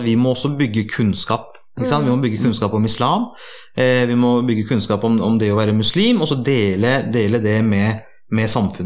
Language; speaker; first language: Norwegian; early bilingual, other home language; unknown